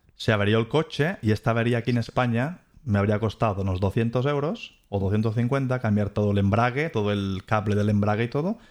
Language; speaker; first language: Spanish; native; Spanish